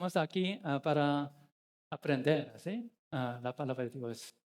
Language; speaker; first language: Spanish; non-native, learner; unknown